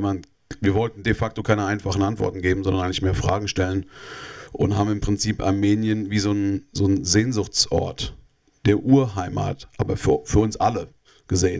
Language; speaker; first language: German; native; German